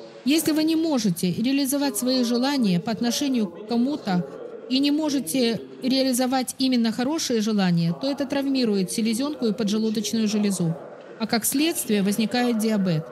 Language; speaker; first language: Russian; native; Russian